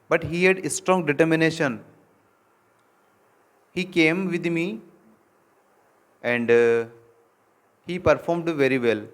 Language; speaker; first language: English; non-native, local second language; Hindi